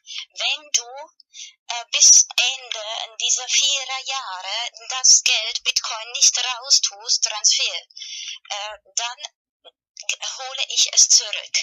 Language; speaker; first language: German; non-native, fluent; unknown